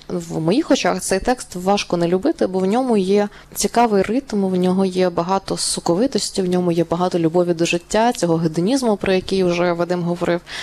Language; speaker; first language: Ukrainian; native; Ukrainian